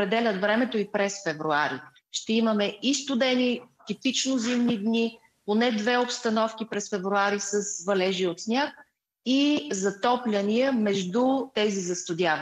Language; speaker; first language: Bulgarian; native; Bulgarian